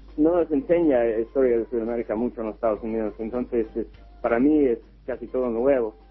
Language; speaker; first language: Spanish; non-native, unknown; English